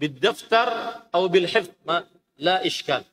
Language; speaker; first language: Arabic; non-native, fluent; Indonesian